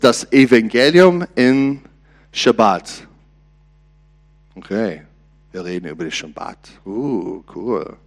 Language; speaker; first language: German; non-native, learner; English